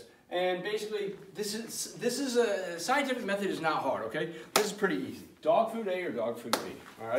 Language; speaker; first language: English; native; English